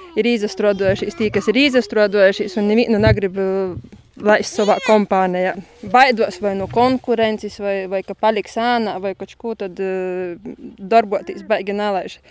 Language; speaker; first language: Latvian; native; Latvian